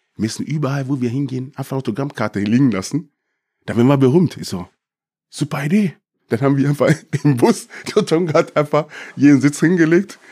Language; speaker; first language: German; early bilingual, other home language; Akan